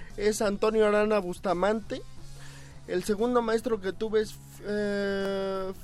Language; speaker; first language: Spanish; native; Spanish